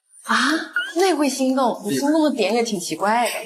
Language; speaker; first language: Chinese; native; Chinese